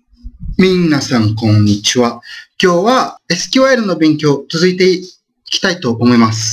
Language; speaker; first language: Japanese; non-native, fluent; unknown